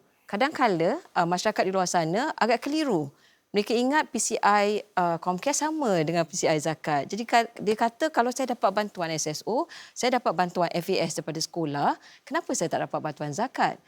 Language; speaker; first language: Malay; native; Malay